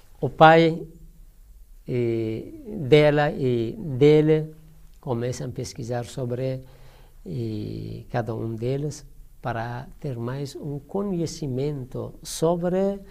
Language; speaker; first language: Portuguese; non-native, learner; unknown